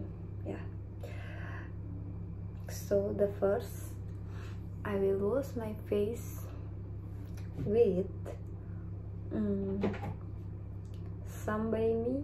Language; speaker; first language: English; non-native, learner; Indonesian